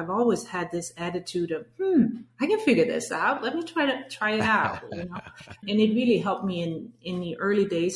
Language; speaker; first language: English; non-native, fluent; Danish